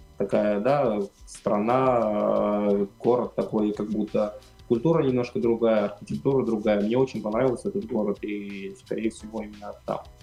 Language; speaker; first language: Russian; non-native, fluent; Armenian